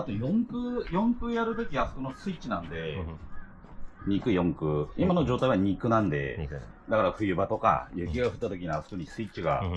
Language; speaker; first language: Japanese; native; Japanese